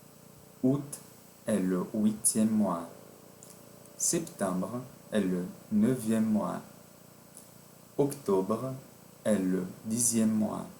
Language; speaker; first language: French; non-native, fluent; Portuguese